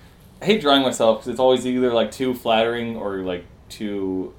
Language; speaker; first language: English; native; English